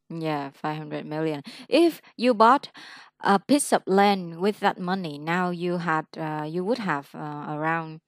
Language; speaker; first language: English; non-native, fluent; Vietnamese